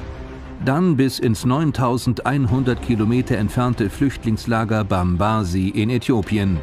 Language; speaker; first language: German; native; German